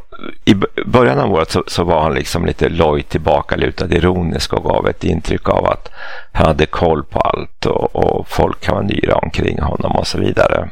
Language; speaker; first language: Swedish; native; Swedish